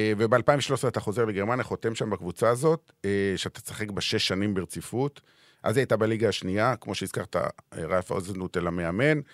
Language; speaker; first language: Hebrew; native; Hebrew